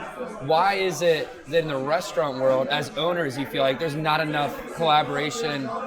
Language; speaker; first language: English; native; English